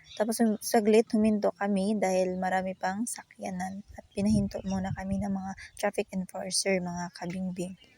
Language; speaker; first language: Filipino; non-native, local second language; Cebuano